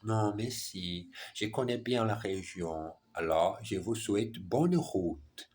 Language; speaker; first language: French; non-native, learner; German